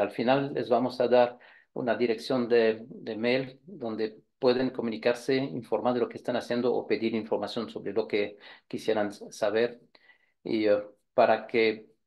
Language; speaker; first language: Spanish; non-native, fluent; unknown